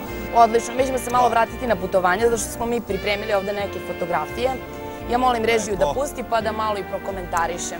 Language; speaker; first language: Serbian; native; Serbian